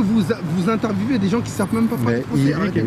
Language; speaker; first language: French; native; French